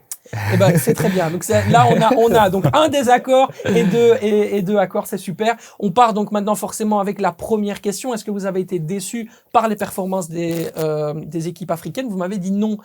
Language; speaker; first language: French; native; French